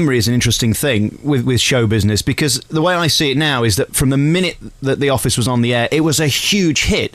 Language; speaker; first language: English; native; English